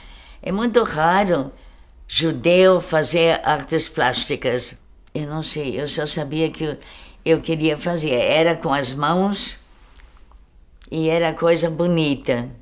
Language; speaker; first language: Portuguese; early bilingual, other home language; German